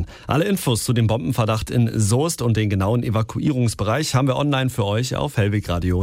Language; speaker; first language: German; native; German